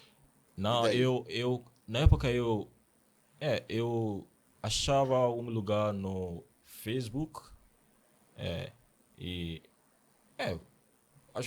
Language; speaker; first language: Portuguese; non-native, learner; Akan